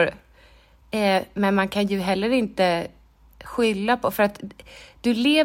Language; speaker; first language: Swedish; native; Swedish